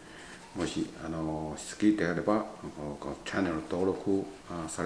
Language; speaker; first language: Japanese; non-native, learner; Chinese